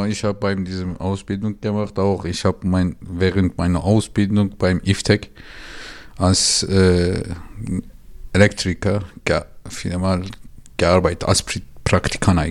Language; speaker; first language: German; non-native, learner; Turkish